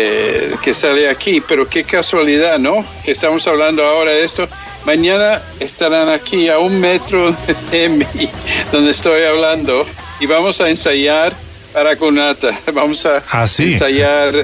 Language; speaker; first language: Spanish; early bilingual, heritage; English